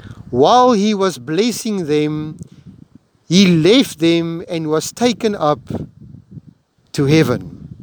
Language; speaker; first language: English; non-native, local second language; Afrikaans